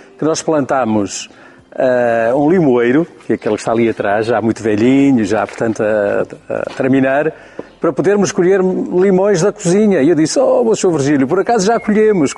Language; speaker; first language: Portuguese; native; Portuguese